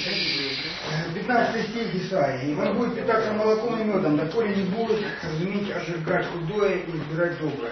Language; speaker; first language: Russian; native; Russian